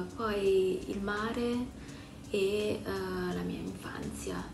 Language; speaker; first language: Italian; early bilingual, other home language; Filipino